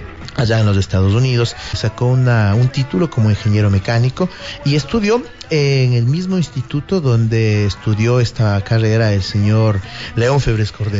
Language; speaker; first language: Spanish; native; Spanish